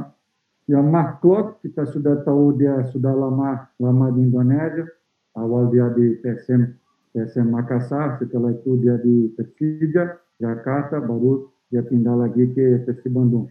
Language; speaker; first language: Indonesian; non-native, fluent; Portuguese